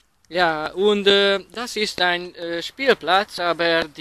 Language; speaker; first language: German; non-native, learner; Hungarian